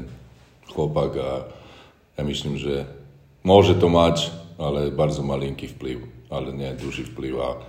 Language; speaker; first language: Polish; non-native, learner; Slovak